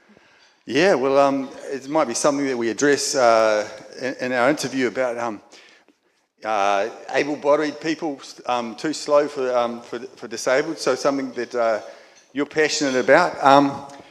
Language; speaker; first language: English; native; English